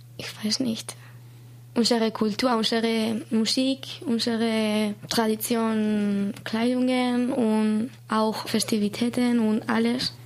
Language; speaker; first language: German; non-native, learner; Basque